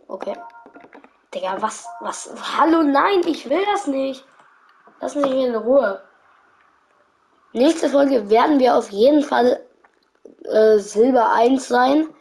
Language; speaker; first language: German; native; German